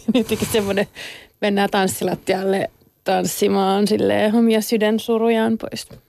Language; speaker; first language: Finnish; native; Finnish